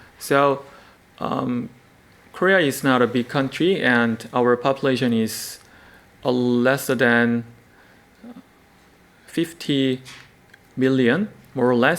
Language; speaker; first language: English; non-native, learner; Korean